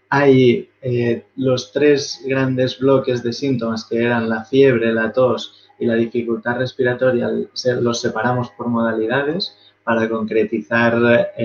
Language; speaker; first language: Spanish; native; Spanish